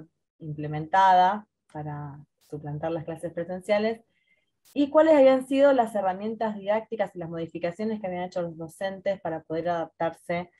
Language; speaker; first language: Spanish; native; Spanish